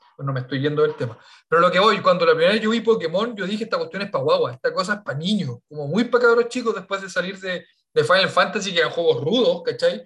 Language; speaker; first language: Spanish; native; Spanish